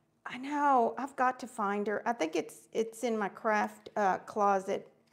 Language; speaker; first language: English; early bilingual, other home language; Spanish